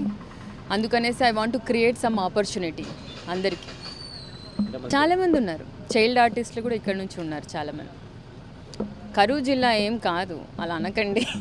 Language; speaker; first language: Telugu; native; Telugu